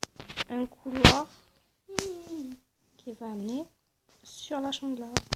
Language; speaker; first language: French; native; French